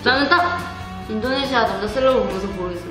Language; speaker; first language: Korean; native; Korean